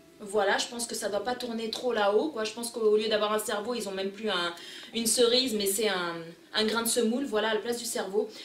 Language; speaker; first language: French; early bilingual, other home language; Portuguese